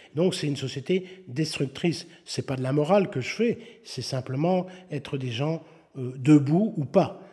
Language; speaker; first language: French; native; French